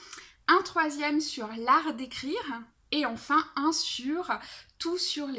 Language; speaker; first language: French; native; French